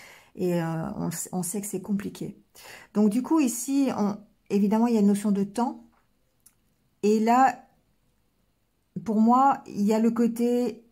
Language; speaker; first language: French; native; French